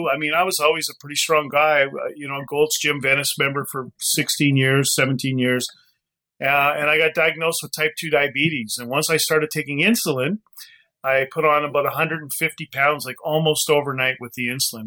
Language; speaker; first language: English; native; English